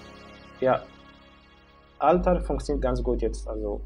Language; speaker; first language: German; non-native, fluent; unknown